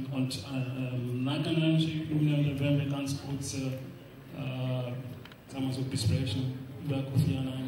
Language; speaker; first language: German; non-native, learner; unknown